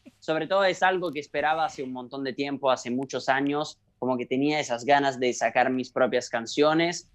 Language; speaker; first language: Spanish; non-native, fluent; Italian